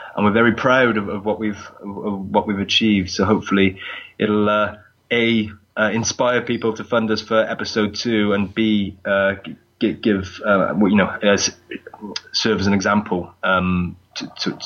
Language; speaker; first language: English; native; English